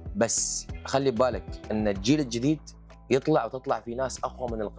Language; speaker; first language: Arabic; native; Arabic